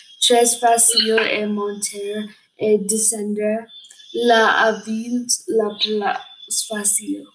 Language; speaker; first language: French; non-native, learner; English